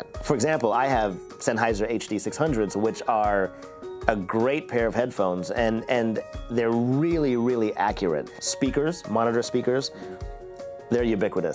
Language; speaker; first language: English; native; English